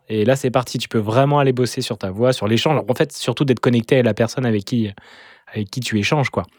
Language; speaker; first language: French; native; French